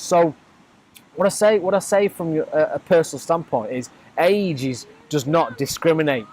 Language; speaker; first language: English; native; English